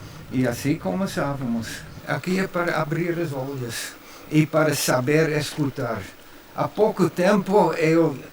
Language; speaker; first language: Portuguese; non-native, fluent; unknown